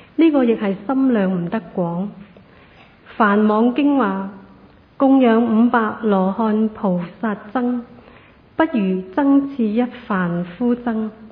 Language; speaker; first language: Chinese; non-native, local second language; Cantonese